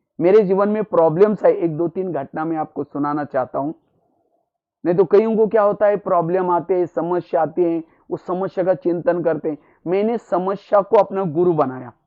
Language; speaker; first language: Hindi; non-native, local second language; Marathi